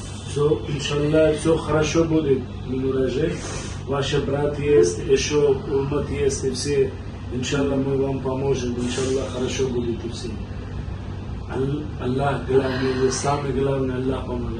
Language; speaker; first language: Russian; non-native, learner; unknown